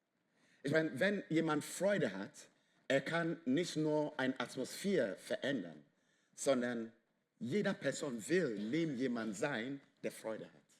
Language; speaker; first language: German; non-native, fluent; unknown